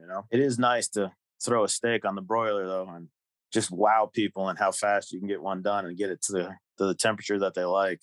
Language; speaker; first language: English; native; English